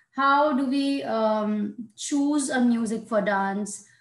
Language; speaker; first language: English; non-native, local second language; Hindi